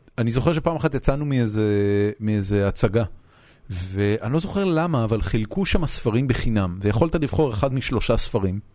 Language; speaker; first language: Hebrew; native; Hebrew